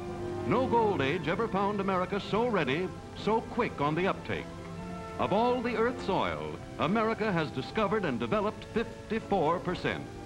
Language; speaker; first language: English; native; English